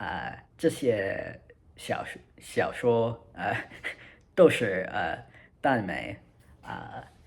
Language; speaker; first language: Chinese; non-native, learner; English